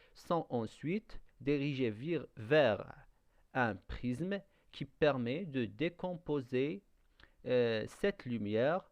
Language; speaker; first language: French; non-native, local second language; Arabic